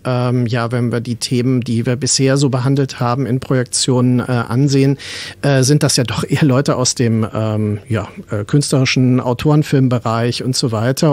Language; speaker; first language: German; native; German